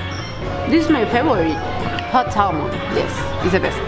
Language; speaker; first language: English; non-native, learner; Spanish